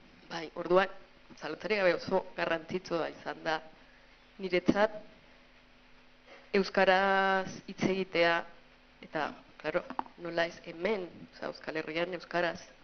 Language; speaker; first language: Basque; non-native, fluent; Spanish